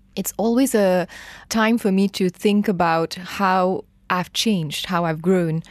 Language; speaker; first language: English; non-native, fluent; Morisyen